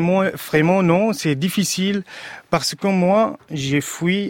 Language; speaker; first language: French; non-native, fluent; Arabic